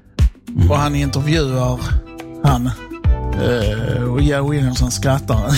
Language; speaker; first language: Swedish; native; Swedish